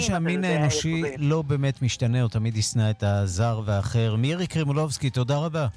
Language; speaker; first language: Hebrew; native; Hebrew